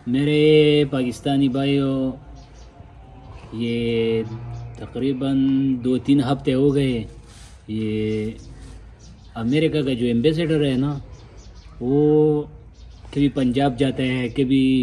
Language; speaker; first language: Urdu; non-native, local second language; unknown